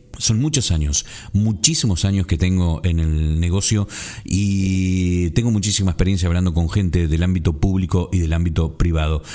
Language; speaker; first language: Spanish; native; Spanish